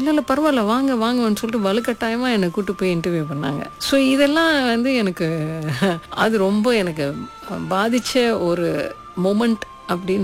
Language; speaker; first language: Tamil; early bilingual, heritage; Tamil